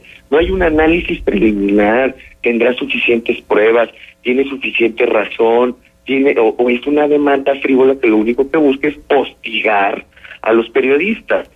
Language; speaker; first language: Spanish; native; Spanish